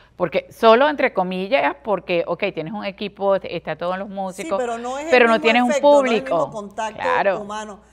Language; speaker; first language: Spanish; native; Spanish